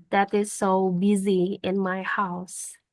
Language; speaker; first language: English; non-native, learner; Indonesian